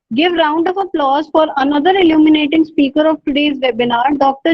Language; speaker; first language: English; non-native, local second language; Hindi